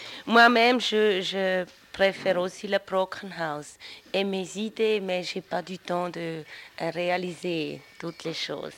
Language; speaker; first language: French; non-native, local second language; German